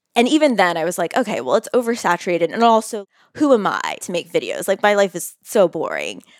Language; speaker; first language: English; native; English